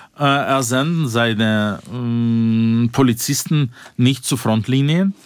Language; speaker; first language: German; non-native, fluent; Russian